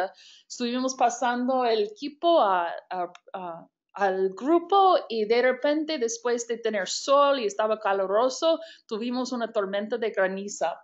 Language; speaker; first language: Spanish; non-native, fluent; English